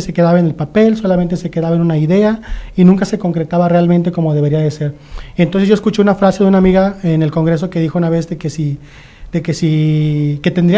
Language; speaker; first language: Spanish; non-native, local second language; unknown